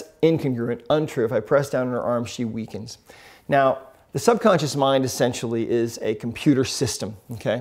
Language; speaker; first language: English; native; English